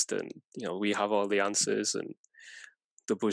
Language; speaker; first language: English; non-native, fluent; Persian